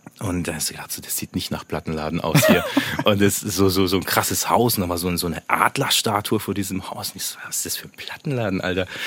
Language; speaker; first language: German; native; German